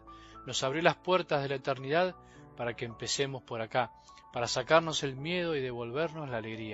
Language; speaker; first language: Spanish; native; Spanish